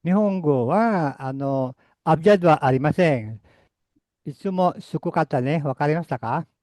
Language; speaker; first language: Japanese; non-native, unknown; Indonesian